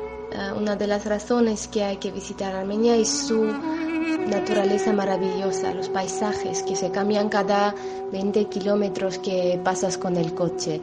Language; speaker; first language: Spanish; non-native, fluent; Armenian